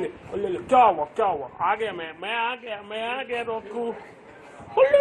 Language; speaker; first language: Hindi; native; Hindi